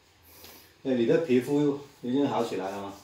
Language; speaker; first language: Chinese; non-native, local second language; Cantonese